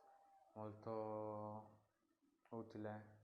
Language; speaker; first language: Italian; non-native, learner; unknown